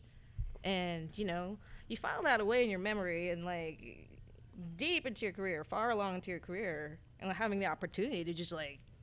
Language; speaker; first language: English; non-native, local second language; Filipino